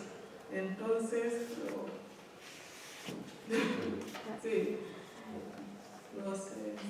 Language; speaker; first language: Spanish; non-native, learner; Fula